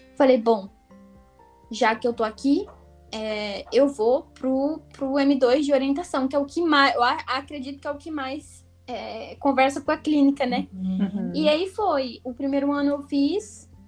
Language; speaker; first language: Portuguese; native; Portuguese